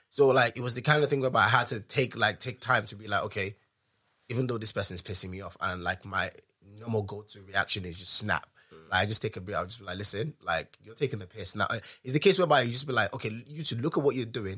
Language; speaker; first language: English; non-native, local second language; Yoruba